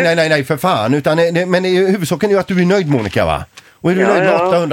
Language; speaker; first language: Swedish; native; Swedish